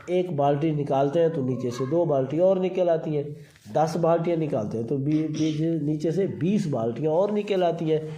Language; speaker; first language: Urdu; non-native, local second language; Saraiki